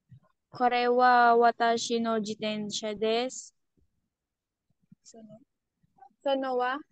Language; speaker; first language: Japanese; non-native, learner; Filipino